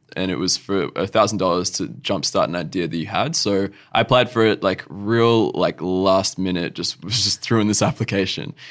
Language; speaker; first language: English; native; English